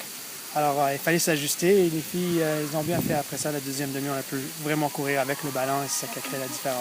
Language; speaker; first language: French; native; French